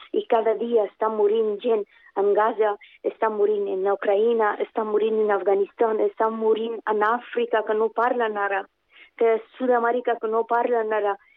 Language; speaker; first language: Catalan; non-native, fluent; Persian